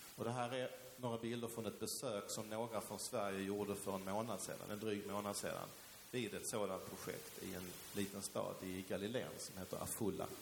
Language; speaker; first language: Swedish; early bilingual, other home language; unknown